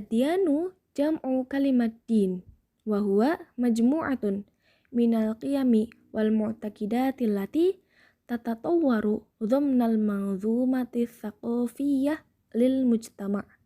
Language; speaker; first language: Arabic; non-native, fluent; Indonesian